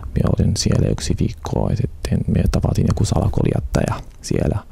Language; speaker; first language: Finnish; non-native, learner; Arabic